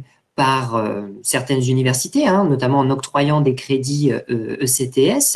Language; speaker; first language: French; native; French